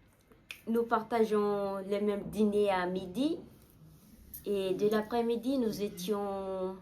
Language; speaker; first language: French; non-native, learner; Malagasy